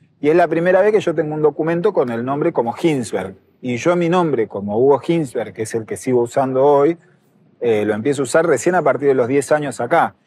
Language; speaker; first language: Spanish; native; Spanish